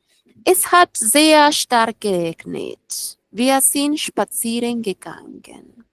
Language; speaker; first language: German; non-native, fluent; Spanish